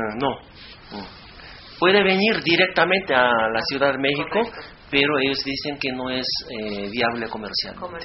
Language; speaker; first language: Spanish; non-native, fluent; Korean